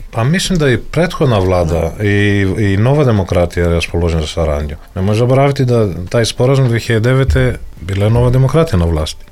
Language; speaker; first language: Serbian; non-native, fluent; Greek